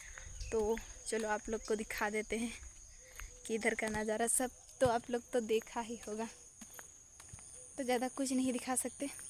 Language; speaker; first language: Hindi; non-native, local second language; Santali